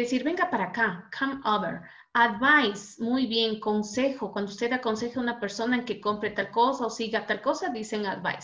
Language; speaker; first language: Spanish; native; Spanish